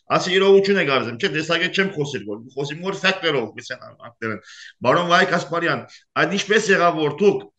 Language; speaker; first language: Armenian; early bilingual, heritage; Armenian